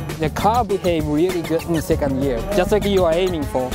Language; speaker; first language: English; non-native, fluent; Japanese